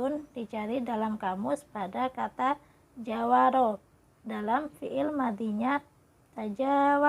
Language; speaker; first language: Indonesian; native; Indonesian